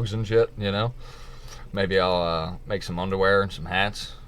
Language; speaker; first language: English; native; English